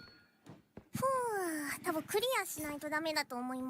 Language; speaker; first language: Japanese; native; Japanese